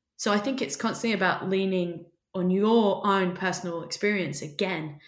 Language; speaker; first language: English; native; English